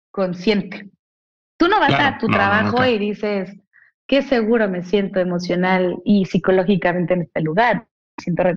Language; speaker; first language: Spanish; native; Spanish